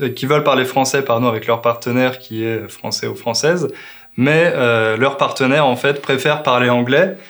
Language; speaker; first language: French; native; French